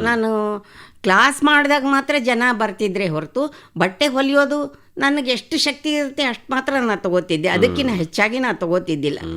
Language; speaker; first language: Kannada; native; Kannada